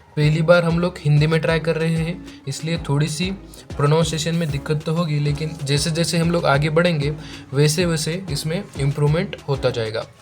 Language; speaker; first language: Hindi; non-native, local second language; Marathi